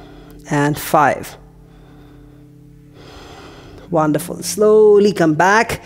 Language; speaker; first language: English; non-native, local second language; Hindi